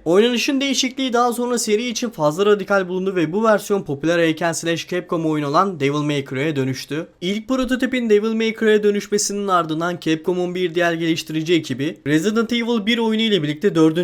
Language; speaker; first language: Turkish; native; Turkish